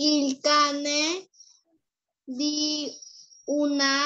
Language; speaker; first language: Italian; non-native, learner; Spanish